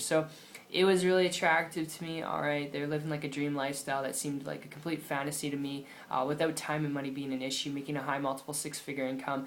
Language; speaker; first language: English; native; English